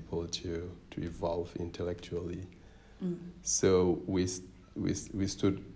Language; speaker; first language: English; non-native, fluent; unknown